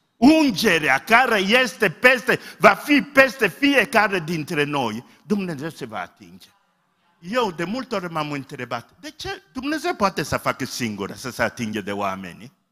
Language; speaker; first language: Romanian; non-native, fluent; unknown